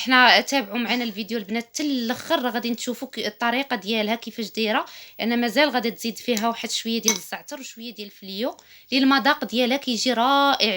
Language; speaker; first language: Arabic; native; Arabic